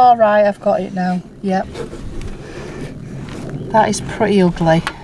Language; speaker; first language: English; native; English